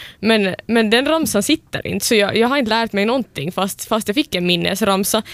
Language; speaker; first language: Swedish; native; Swedish